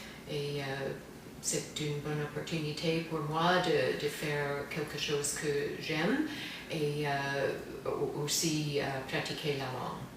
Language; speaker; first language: French; non-native, fluent; English